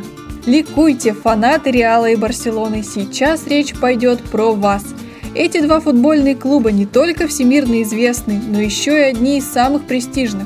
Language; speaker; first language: Russian; native; Russian